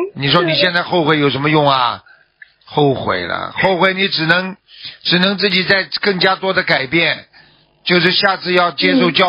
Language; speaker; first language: Chinese; native; Chinese